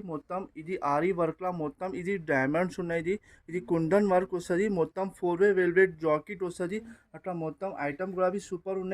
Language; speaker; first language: Telugu; non-native, local second language; Hindi